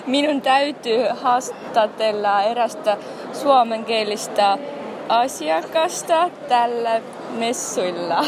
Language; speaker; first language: Finnish; non-native, learner; Estonian